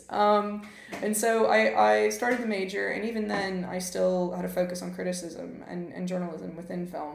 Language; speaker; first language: English; native; English